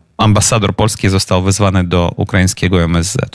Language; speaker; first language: Polish; non-native, fluent; Ukrainian